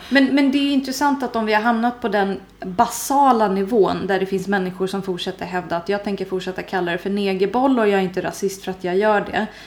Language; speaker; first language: Swedish; early bilingual, other home language; Persian